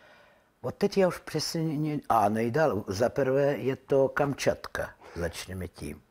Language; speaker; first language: Czech; non-native, learner; Russian